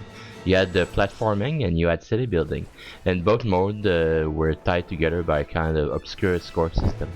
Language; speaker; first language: English; native; English